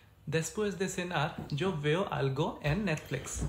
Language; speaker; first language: Spanish; non-native, learner; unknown